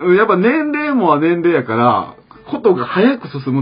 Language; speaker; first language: Japanese; native; Japanese